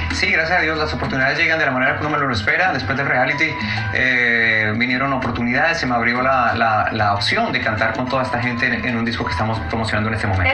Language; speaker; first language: Spanish; native; Spanish